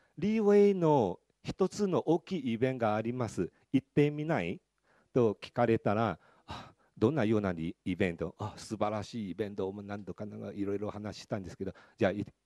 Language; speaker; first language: Japanese; non-native, fluent; Chinese